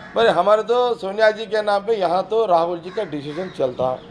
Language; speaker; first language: Hindi; non-native, local second language; Telugu